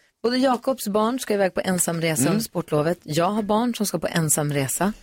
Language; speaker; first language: Swedish; native; Swedish